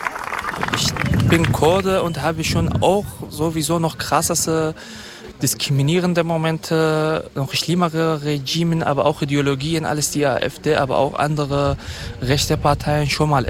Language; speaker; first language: German; non-native, fluent; Kurdish